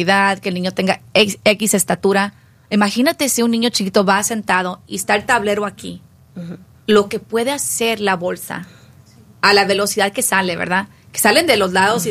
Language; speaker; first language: Spanish; early bilingual, heritage; Spanish